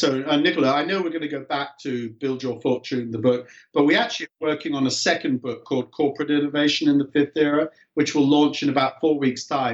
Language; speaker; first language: English; native; English